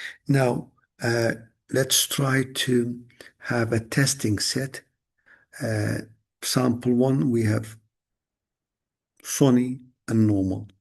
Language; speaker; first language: English; non-native, fluent; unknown